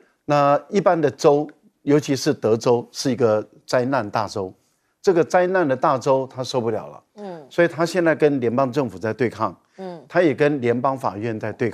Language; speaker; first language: Chinese; native; Chinese